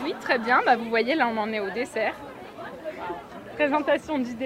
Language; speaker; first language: French; native; French